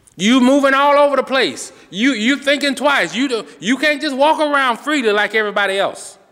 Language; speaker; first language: English; native; English